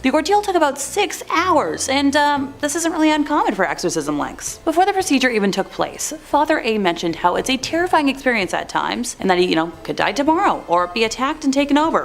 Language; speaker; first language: English; native; English